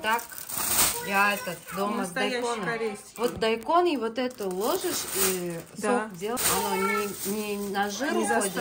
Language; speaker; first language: Russian; non-native, local second language; Kazakh